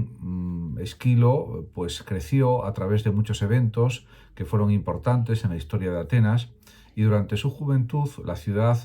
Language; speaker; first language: Spanish; native; Spanish